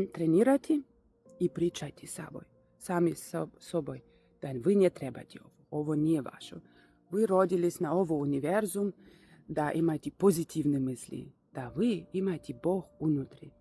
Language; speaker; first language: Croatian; non-native, learner; Russian